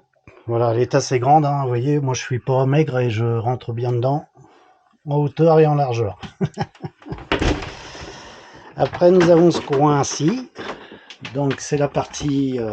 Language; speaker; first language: French; native; French